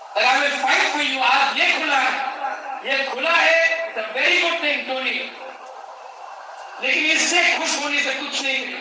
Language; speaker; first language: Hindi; non-native, local second language; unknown